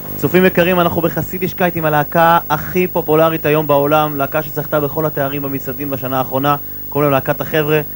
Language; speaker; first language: Hebrew; native; Hebrew